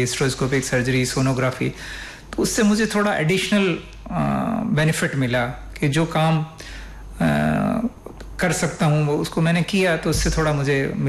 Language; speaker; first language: Hindi; non-native, local second language; Rajasthani